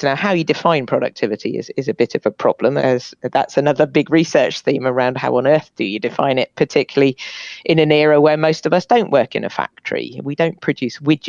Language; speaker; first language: English; native; English